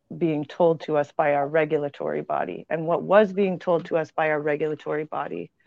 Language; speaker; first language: English; native; English